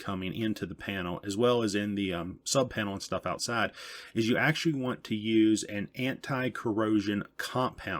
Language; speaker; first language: English; native; English